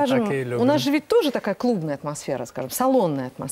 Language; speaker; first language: Russian; native; Russian